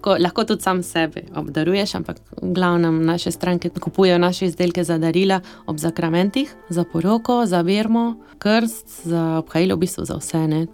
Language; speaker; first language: Slovenian; early bilingual, heritage; Slovenian